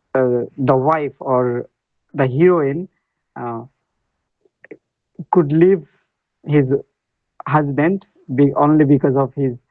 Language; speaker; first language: English; non-native, learner; Bangla